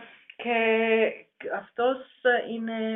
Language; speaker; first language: Greek; non-native, learner; German